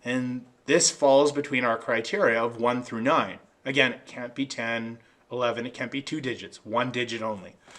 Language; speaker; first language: English; native; English